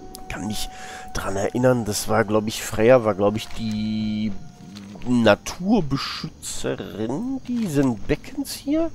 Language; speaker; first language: German; native; German